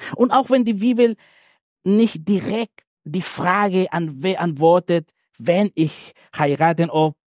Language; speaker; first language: German; non-native, fluent; Spanish